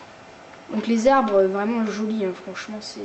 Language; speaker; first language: French; native; French